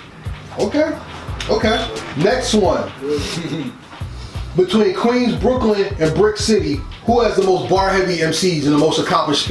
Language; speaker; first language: English; native; English